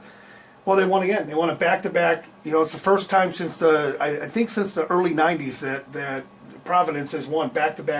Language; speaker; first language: English; native; English